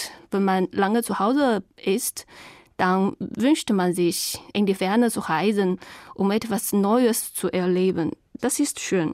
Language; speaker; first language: German; non-native, fluent; Chinese